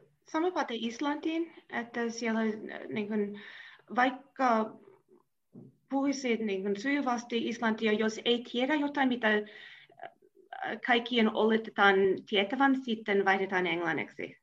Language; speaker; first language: Finnish; non-native, fluent; English